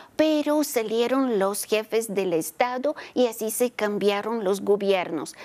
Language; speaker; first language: Spanish; non-native, fluent; Bulgarian